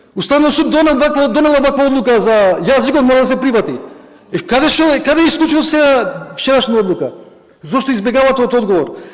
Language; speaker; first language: Macedonian; non-native, local second language; Albanian